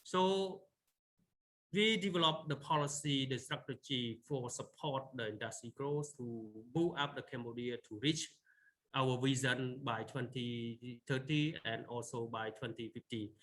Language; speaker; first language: English; non-native, learner; Khmer